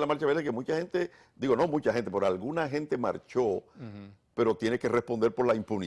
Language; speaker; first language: Spanish; native; Spanish